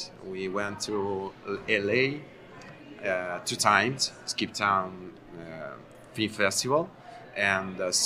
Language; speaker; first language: English; non-native, learner; Italian